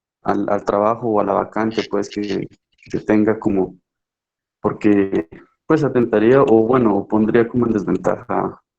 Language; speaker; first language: Spanish; native; Spanish